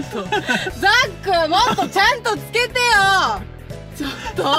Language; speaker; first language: Japanese; native; Japanese